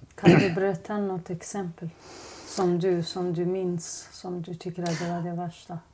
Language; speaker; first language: Swedish; non-native, fluent; Kurdish